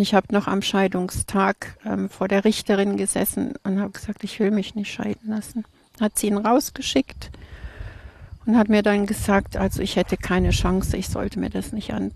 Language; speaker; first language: German; native; German